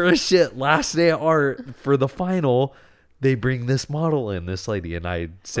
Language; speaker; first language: English; native; English